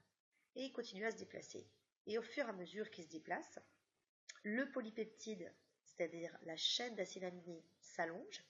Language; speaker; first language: French; native; French